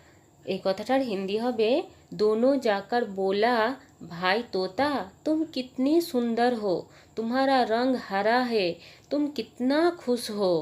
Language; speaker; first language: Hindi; non-native, local second language; Bangla